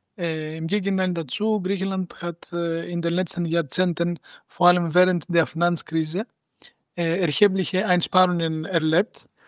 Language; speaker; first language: German; non-native, fluent; Greek